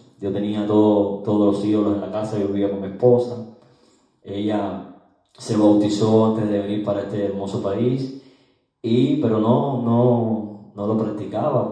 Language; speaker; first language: Spanish; native; Spanish